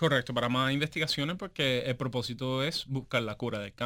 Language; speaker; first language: Spanish; native; Spanish